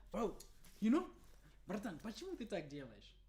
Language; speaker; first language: Russian; non-native, learner; English